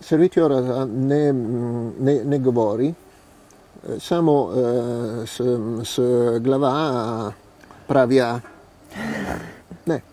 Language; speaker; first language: Bulgarian; non-native, learner; Italian